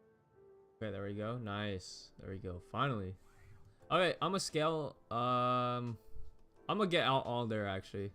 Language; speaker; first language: English; native; English